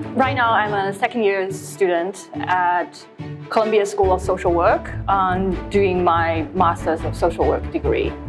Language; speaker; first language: English; non-native, fluent; Chinese